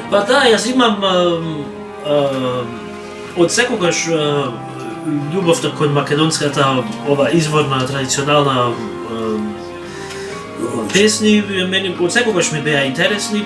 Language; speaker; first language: Macedonian; early bilingual, heritage; Macedonian